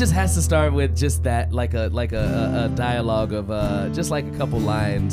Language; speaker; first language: English; native; English